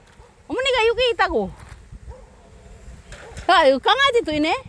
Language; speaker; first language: Korean; non-native, learner; Filipino